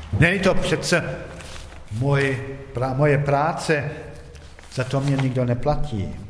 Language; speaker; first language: Czech; non-native, fluent; German